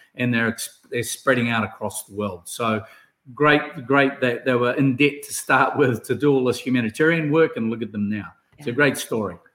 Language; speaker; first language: English; native; English